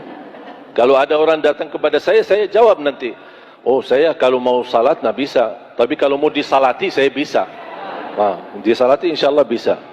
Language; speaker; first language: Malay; non-native, fluent; Arabic